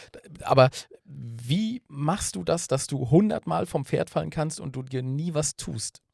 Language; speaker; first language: German; native; German